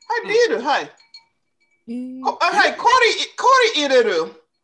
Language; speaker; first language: Japanese; non-native, learner; English